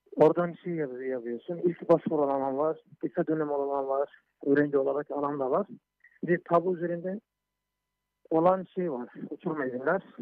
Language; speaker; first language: Turkish; non-native, fluent; Somali